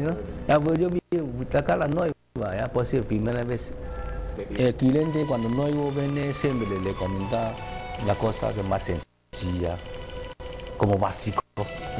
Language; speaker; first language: Spanish; non-native, learner; Cantonese